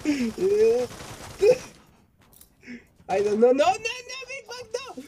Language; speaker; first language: English; non-native, learner; Spanish